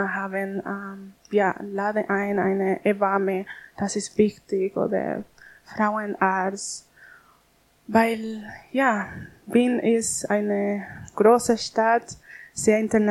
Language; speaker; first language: German; non-native, learner; Spanish